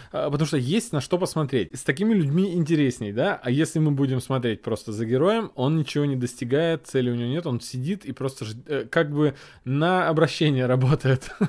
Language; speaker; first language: Russian; native; Russian